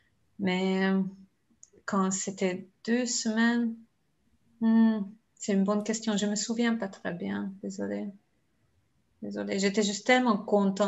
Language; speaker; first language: French; non-native, fluent; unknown